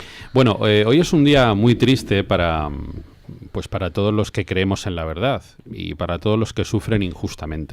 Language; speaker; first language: Spanish; native; Spanish